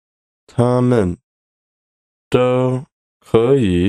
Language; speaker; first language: Chinese; non-native, learner; English